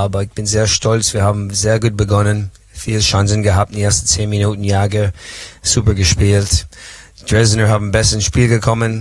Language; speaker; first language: German; non-native, learner; English